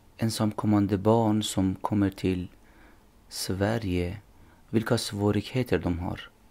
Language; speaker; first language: Swedish; non-native, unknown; Persian